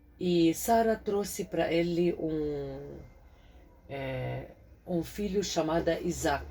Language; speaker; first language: Portuguese; non-native, fluent; Arabic